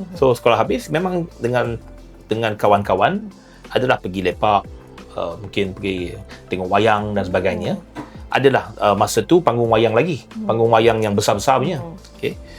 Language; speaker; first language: Malay; non-native, local second language; Chinese